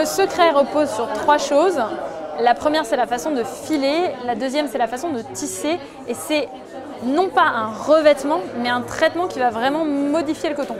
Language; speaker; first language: French; native; French